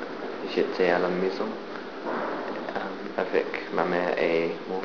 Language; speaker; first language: French; non-native, learner; English